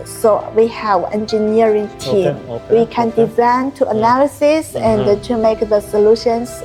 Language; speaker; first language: English; non-native, learner; Chinese